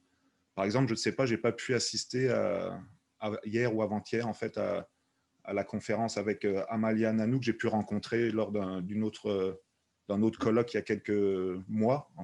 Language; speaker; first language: French; native; French